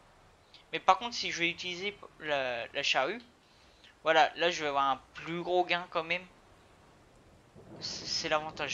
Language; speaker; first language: French; native; French